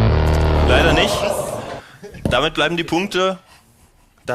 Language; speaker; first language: German; native; German